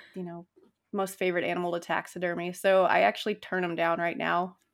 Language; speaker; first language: English; native; English